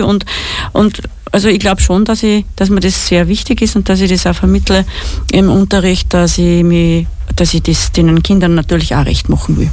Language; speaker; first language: German; native; German